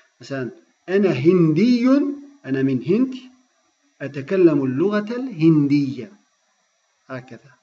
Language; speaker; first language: Arabic; non-native, fluent; Turkish